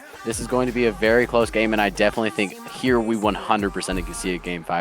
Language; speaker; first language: English; native; English